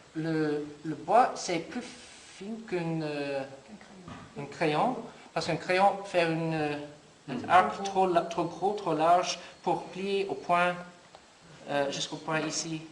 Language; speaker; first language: French; non-native, learner; English